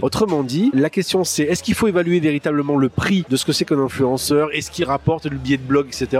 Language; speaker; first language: French; native; French